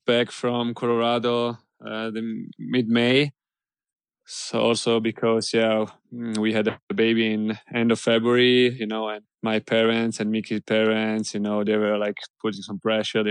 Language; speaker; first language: English; non-native, fluent; German